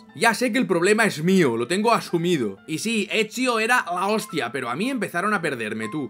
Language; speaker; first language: Spanish; native; Spanish